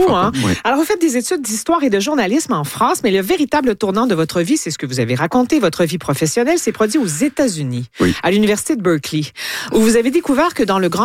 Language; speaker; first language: French; native; French